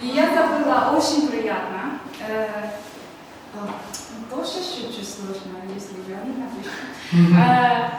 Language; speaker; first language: Russian; non-native, learner; Thai